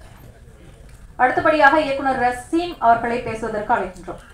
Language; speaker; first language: Tamil; native; Tamil